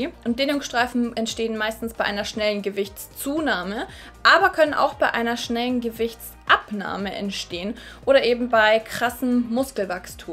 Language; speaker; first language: German; native; German